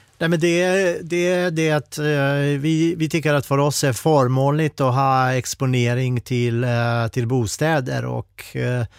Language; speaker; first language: Swedish; non-native, fluent; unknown